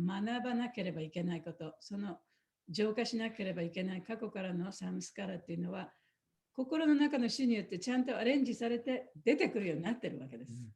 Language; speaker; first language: Japanese; native; Japanese